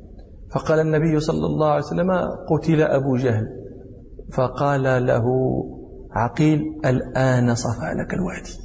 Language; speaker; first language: Arabic; native; Arabic